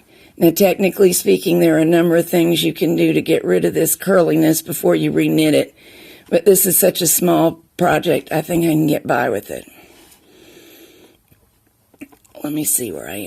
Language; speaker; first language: English; native; English